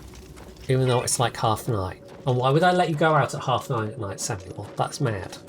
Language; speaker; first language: English; native; English